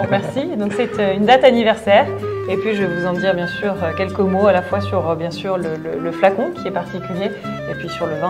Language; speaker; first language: French; native; French